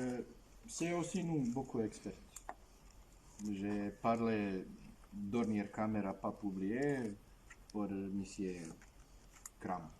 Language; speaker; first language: French; non-native, learner; Russian